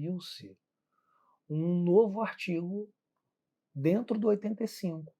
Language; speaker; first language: Portuguese; native; Portuguese